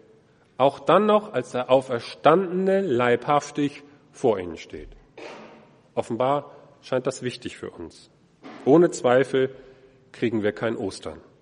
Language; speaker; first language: German; native; German